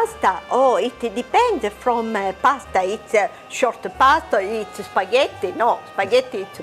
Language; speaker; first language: English; non-native, fluent; Italian